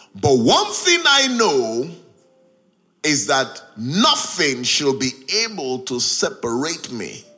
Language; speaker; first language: English; non-native, local second language; Yoruba